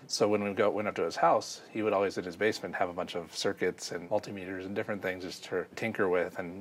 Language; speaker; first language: English; native; English